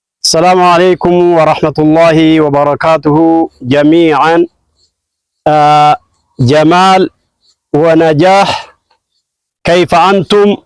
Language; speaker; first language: Arabic; non-native, fluent; Oromo